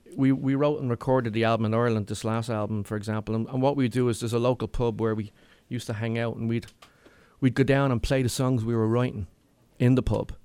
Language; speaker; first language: English; native; English